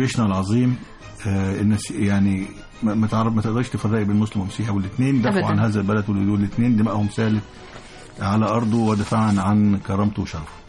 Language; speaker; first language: Arabic; native; Arabic